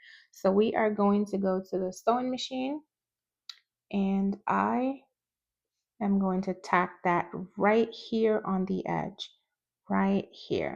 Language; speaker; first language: English; native; English